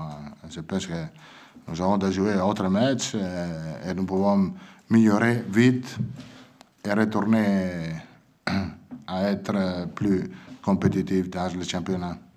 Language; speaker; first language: French; non-native, learner; Italian